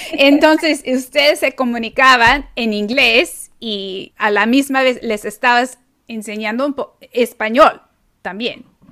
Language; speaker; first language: Spanish; non-native, fluent; English